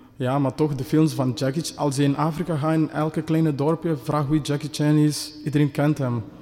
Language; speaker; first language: Dutch; non-native, fluent; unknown